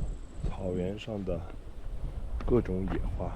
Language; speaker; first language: Chinese; native; Chinese